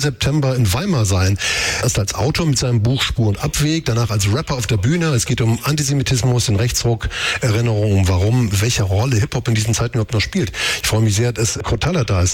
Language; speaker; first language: German; native; German